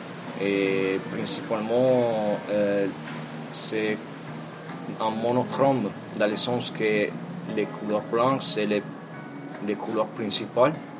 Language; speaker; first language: French; non-native, fluent; Italian